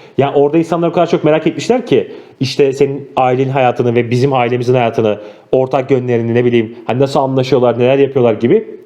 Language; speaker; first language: Turkish; native; Turkish